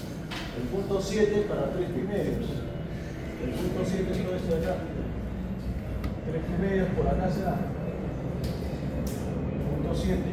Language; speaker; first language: Spanish; native; Spanish